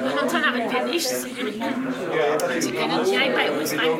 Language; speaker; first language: German; non-native, learner; French